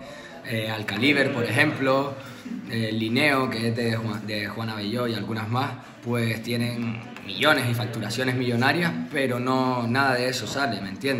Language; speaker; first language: Spanish; native; Spanish